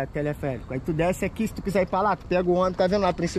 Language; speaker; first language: Portuguese; native; Portuguese